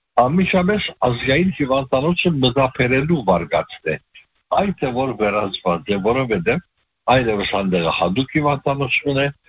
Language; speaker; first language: Armenian; native; Armenian